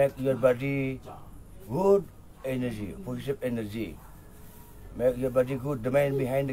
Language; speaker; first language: English; non-native, learner; Balinese